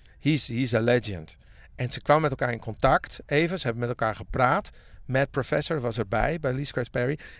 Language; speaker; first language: Dutch; non-native, local second language; Western Frisian